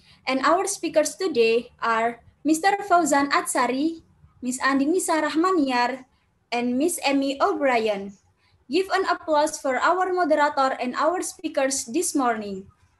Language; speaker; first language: English; non-native, learner; Indonesian